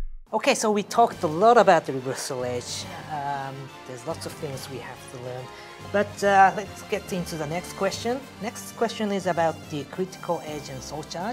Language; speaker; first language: English; non-native, fluent; Japanese